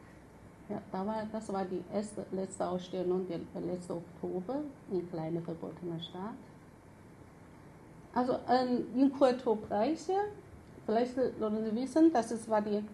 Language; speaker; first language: German; non-native, fluent; Chinese